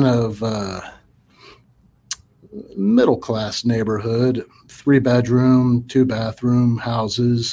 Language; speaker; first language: English; native; English